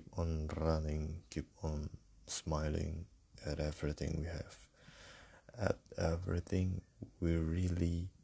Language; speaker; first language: English; non-native, learner; Indonesian